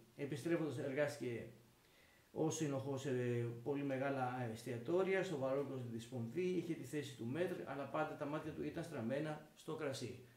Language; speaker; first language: Greek; native; Greek